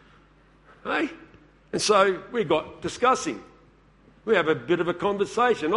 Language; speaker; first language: English; native; English